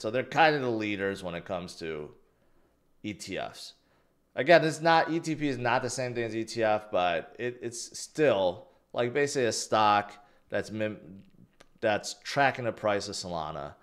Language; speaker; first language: English; native; English